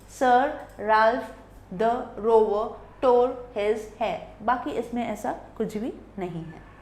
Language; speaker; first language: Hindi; non-native, local second language; Bangla